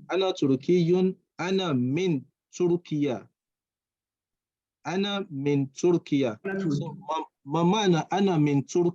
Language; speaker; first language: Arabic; non-native, fluent; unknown